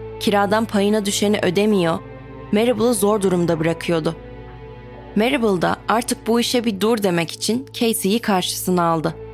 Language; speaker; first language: Turkish; native; Turkish